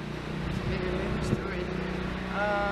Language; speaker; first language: English; non-native, fluent; Greek